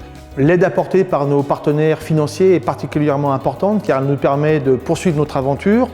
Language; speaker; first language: French; native; French